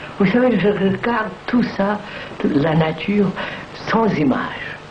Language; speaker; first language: French; non-native, fluent; Telugu